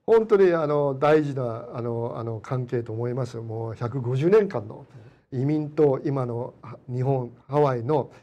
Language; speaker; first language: Japanese; native; Japanese